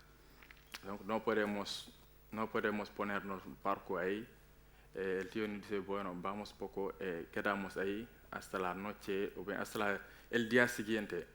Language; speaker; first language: Spanish; non-native, learner; Wolof